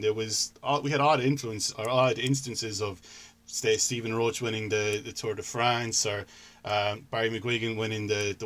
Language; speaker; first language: English; native; English